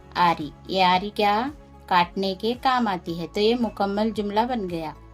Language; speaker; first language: Urdu; native; Urdu